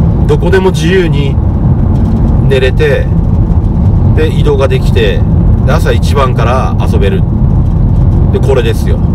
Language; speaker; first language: Japanese; native; Japanese